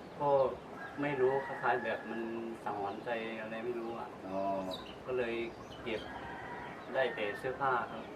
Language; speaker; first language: Thai; native; Thai